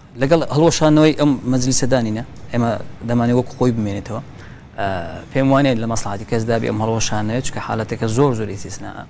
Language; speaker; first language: Central Kurdish; non-native, local second language; Azerbaijani